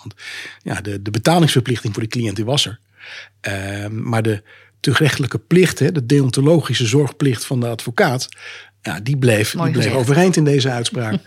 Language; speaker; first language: Dutch; native; Dutch